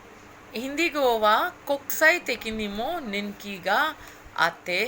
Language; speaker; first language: Japanese; non-native, fluent; Hindi